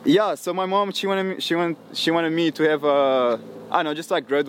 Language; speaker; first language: English; non-native, fluent; Portuguese